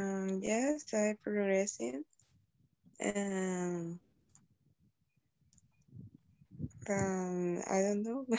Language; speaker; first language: English; non-native, learner; Spanish